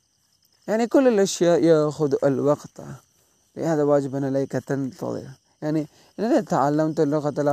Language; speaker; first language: Arabic; non-native, learner; Malay